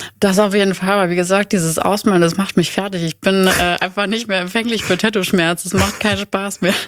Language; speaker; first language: German; native; German